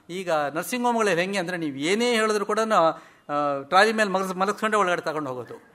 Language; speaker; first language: Kannada; native; Kannada